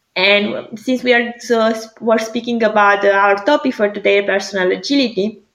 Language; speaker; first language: English; non-native, fluent; Greek